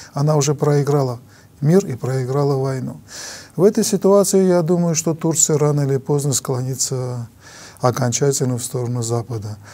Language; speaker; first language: Russian; non-native, local second language; Armenian